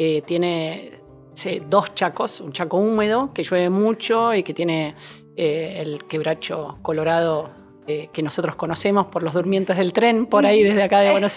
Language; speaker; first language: Spanish; native; Spanish